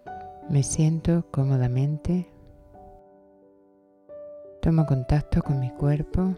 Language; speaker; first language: Spanish; native; Spanish